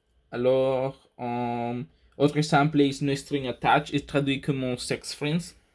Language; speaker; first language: French; non-native, learner; Spanish